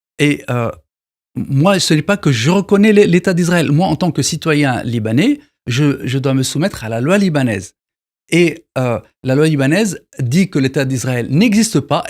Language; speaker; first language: French; non-native, local second language; Arabic